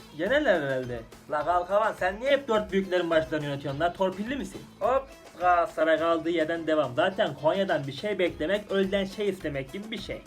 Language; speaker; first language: Turkish; native; Turkish